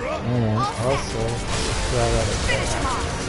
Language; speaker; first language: English; native; English